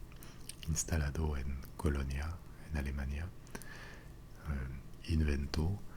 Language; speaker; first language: Spanish; non-native, fluent; French